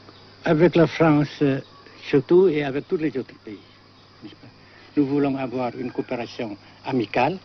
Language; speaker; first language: French; non-native, fluent; Vietnamese